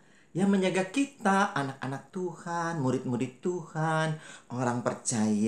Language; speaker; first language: Malay; native; Malay